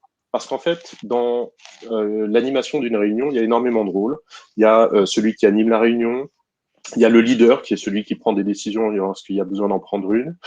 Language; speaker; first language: French; native; French